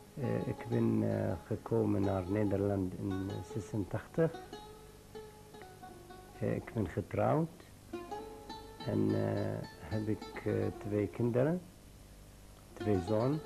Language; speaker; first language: Dutch; non-native, learner; Arabic